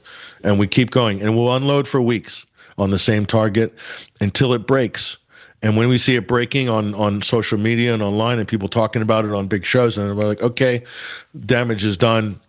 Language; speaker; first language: English; native; English